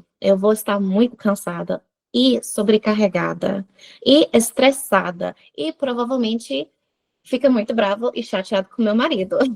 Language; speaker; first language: Portuguese; non-native, fluent; English